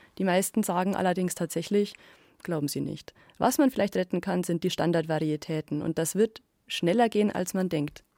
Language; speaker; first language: German; native; German